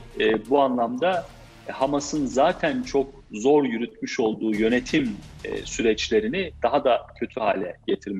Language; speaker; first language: Turkish; native; Turkish